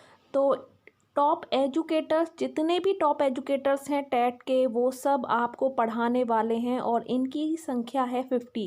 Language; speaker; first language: Hindi; native; Hindi